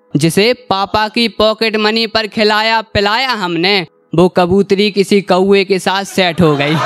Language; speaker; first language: Hindi; native; Hindi